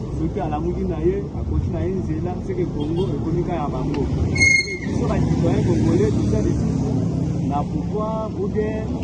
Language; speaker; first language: Lingala; native; Lingala